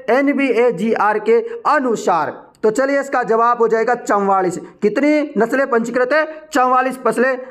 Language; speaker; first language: Hindi; native; Hindi